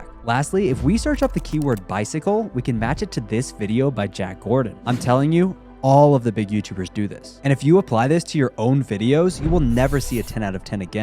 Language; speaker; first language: English; native; English